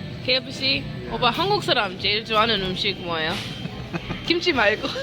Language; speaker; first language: Korean; non-native, learner; English